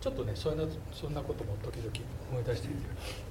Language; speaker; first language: Japanese; native; Japanese